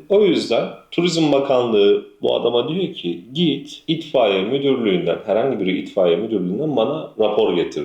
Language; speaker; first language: Turkish; native; Turkish